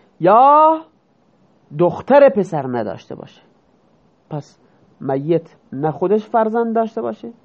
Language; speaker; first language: Persian; non-native, local second language; Baluchi